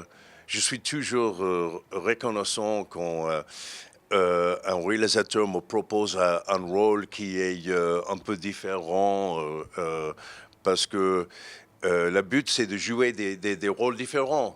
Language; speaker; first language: French; non-native, fluent; English